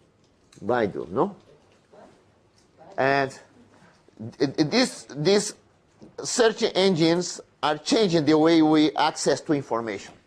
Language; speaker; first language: English; non-native, fluent; Spanish